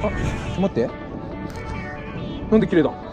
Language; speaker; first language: Japanese; native; Japanese